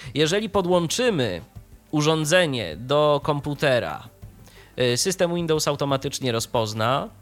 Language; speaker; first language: Polish; native; Polish